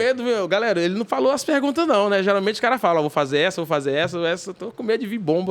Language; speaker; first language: Portuguese; native; Portuguese